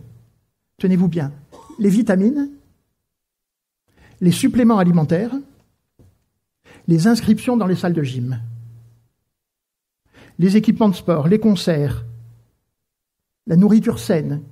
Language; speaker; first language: French; native; French